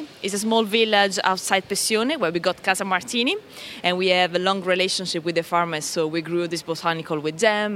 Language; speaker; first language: English; non-native, fluent; Italian